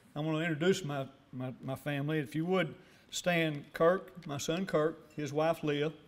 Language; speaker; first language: English; native; English